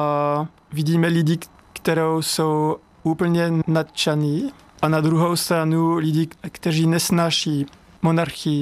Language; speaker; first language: Czech; non-native, learner; French